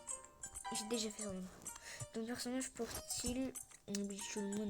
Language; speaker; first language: French; early bilingual, other home language; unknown